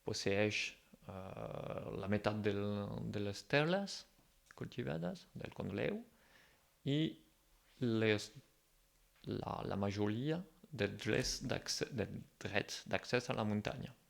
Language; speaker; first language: Catalan; non-native, local second language; French